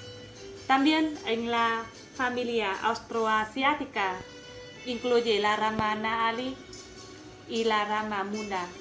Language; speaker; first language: Spanish; non-native, learner; Vietnamese